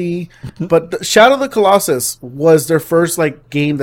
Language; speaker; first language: English; native; English